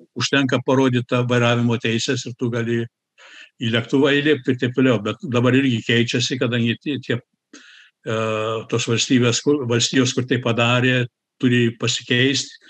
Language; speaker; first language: Lithuanian; early bilingual, heritage; Lithuanian